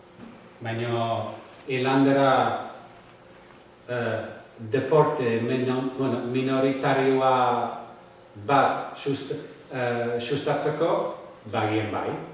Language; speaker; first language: Basque; non-native, fluent; English